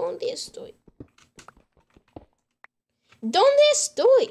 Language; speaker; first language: Spanish; non-native, learner; English